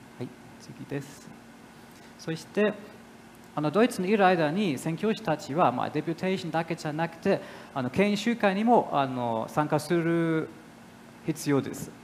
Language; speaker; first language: Japanese; non-native, fluent; German